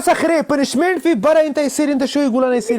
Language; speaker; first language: Arabic; non-native, learner; Pashto